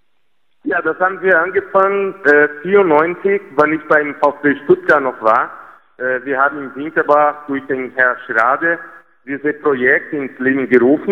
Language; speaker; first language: German; non-native, fluent; Portuguese